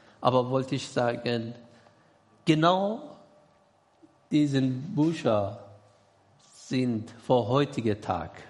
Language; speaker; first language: German; non-native, learner; Persian